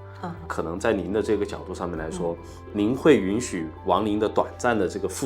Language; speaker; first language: Chinese; native; Chinese